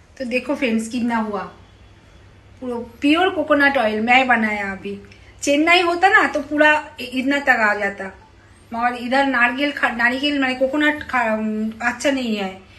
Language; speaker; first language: Hindi; non-native, local second language; Bangla